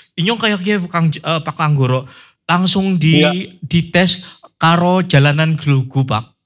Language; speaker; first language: Javanese; non-native, local second language; Minangkabau